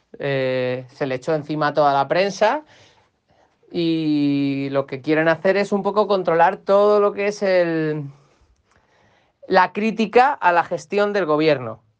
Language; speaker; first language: Spanish; native; Spanish